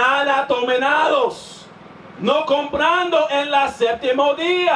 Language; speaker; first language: Spanish; non-native, learner; English